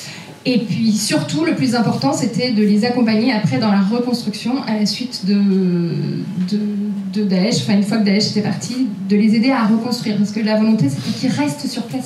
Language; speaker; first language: French; native; French